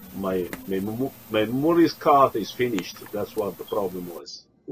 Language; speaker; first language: English; non-native, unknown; Arabic